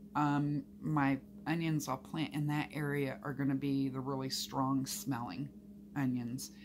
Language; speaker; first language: English; native; English